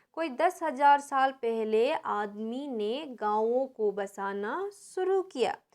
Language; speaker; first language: Hindi; non-native, local second language; Nepali